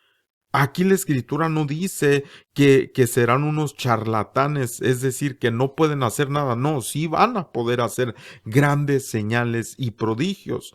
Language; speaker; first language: Spanish; native; Spanish